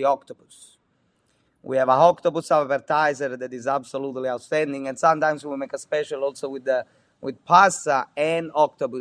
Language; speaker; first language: English; non-native, fluent; Italian